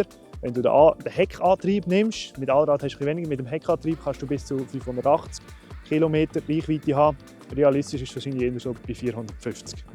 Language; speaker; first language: German; native; German